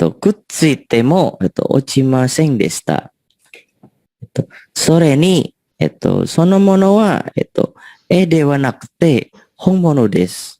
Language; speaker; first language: Japanese; non-native, learner; Indonesian